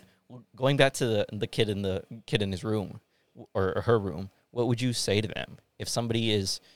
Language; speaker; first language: English; early bilingual, other home language; Hindi